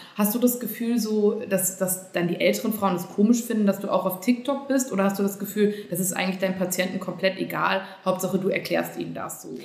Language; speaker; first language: German; native; German